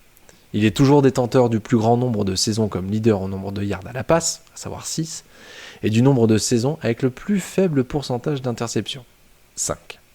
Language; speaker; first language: French; native; French